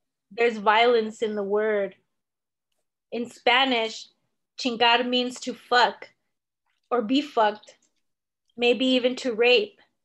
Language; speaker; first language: English; early bilingual, other home language; Spanish